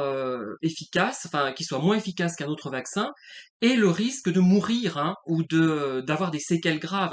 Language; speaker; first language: French; native; French